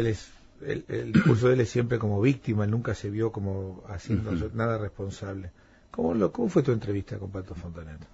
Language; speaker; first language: Spanish; native; Spanish